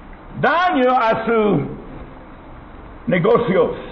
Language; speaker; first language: Spanish; non-native, learner; English